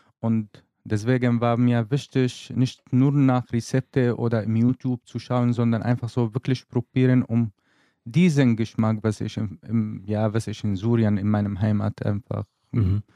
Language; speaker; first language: German; non-native, learner; Arabic